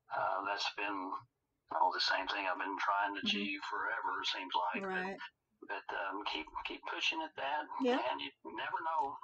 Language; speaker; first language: English; native; English